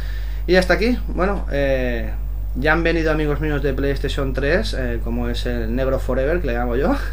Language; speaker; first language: Spanish; native; Spanish